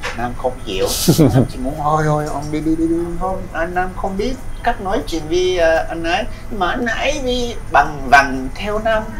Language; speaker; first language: Vietnamese; non-native, fluent; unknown